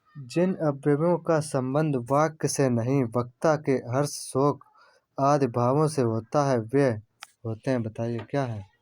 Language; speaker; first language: Hindi; native; Hindi